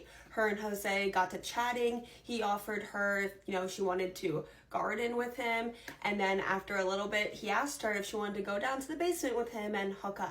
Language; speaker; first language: English; native; English